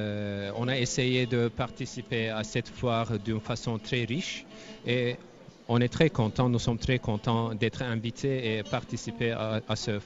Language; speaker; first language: French; non-native, fluent; Turkish